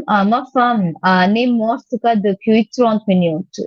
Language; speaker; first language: French; non-native, learner; Hindi